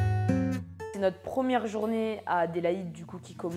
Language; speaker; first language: French; native; French